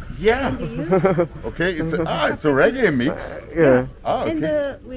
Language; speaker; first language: English; non-native, learner; Japanese